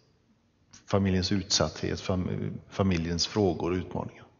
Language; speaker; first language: Swedish; native; Swedish